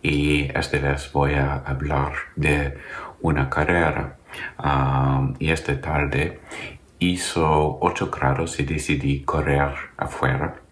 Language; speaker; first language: Spanish; non-native, learner; English